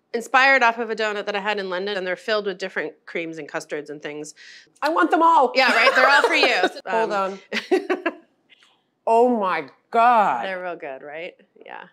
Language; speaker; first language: English; native; English